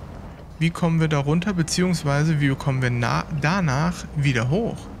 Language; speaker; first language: German; native; German